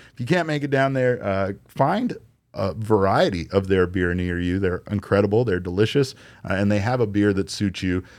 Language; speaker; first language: English; native; English